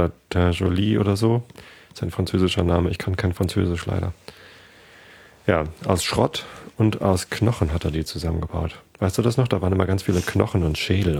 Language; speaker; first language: German; native; German